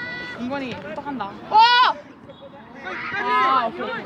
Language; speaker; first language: Korean; native; Korean